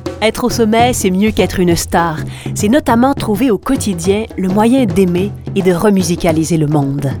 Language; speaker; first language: French; native; French